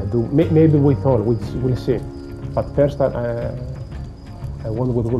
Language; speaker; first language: English; non-native, learner; Greek